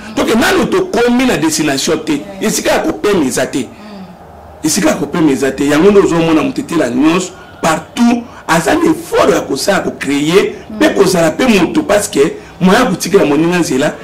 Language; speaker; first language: Lingala; non-native, local second language; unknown